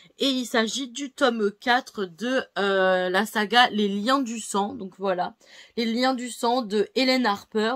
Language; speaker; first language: French; native; French